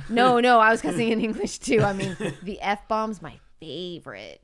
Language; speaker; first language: English; native; English